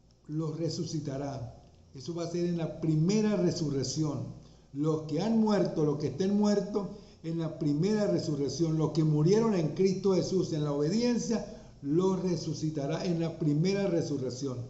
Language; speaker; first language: Spanish; native; Spanish